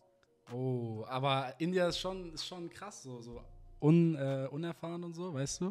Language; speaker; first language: German; native; German